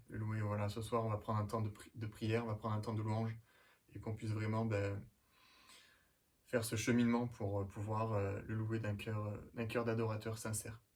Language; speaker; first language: French; native; French